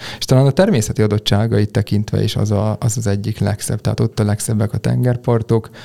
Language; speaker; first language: Hungarian; native; Hungarian